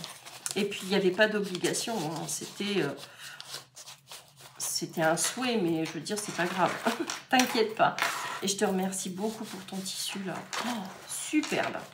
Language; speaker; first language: French; native; French